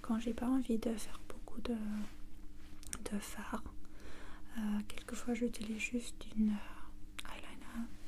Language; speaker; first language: French; non-native, learner; English